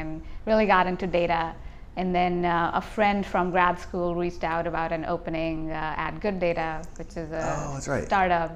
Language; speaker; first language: English; non-native, local second language; Hindi